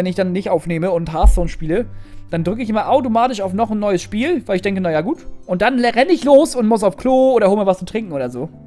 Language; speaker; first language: German; native; German